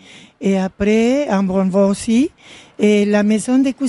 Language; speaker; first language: French; non-native, learner; Spanish